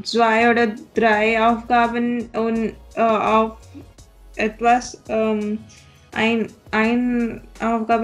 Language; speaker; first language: German; non-native, learner; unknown